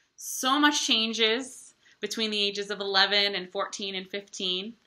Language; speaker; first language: English; native; English